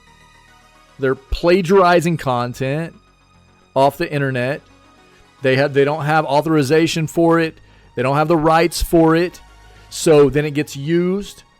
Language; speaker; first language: English; native; English